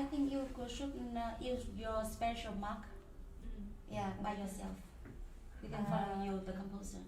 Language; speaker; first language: English; non-native, learner; Vietnamese